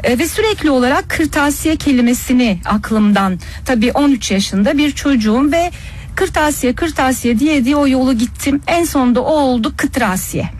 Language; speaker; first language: Turkish; early bilingual, heritage; Turkish